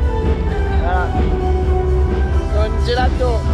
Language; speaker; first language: Italian; non-native, learner; French